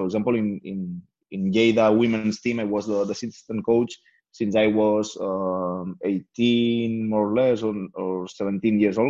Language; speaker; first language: English; non-native, fluent; Spanish